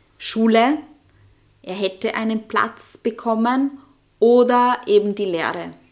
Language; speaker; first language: German; non-native, fluent; Italian